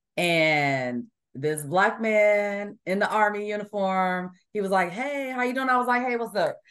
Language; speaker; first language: English; native; English